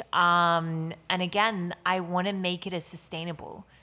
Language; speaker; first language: English; native; English